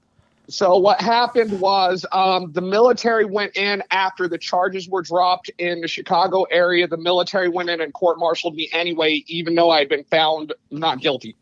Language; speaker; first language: English; native; English